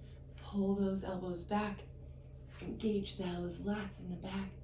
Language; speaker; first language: English; native; English